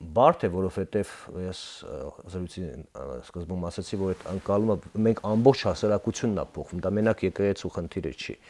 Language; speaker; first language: Armenian; native; Armenian